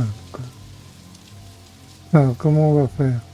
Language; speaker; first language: French; native; French